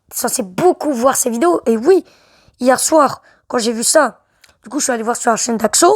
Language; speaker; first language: French; native; French